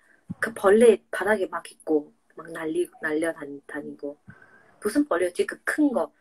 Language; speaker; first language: Korean; non-native, fluent; English